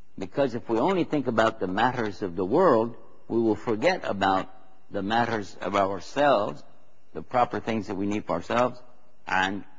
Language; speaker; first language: English; native; English